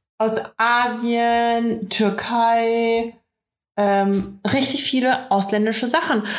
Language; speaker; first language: German; early bilingual, other home language; Russian